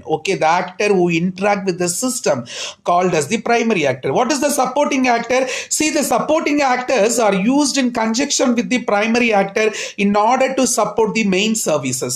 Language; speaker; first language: English; non-native, local second language; Tamil